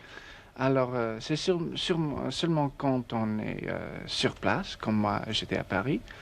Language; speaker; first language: French; non-native, learner; English